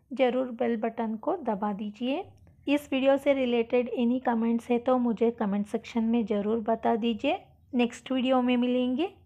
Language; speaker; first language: Hindi; non-native, local second language; Kannada